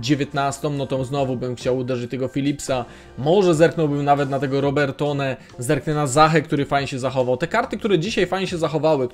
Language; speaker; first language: Polish; native; Polish